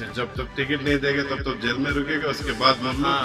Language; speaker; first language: Hindi; non-native, fluent; Bangla